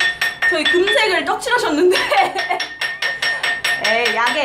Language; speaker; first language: Korean; native; Korean